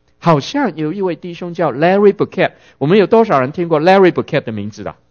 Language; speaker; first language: Chinese; non-native, local second language; Cantonese